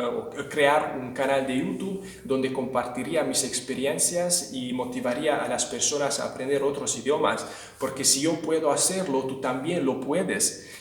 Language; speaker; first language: Spanish; non-native, fluent; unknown